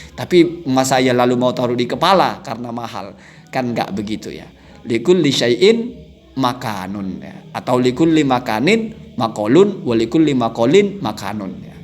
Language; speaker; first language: Indonesian; non-native, local second language; Madurese